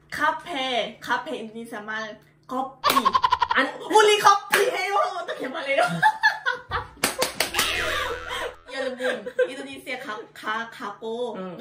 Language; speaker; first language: Korean; non-native, learner; Thai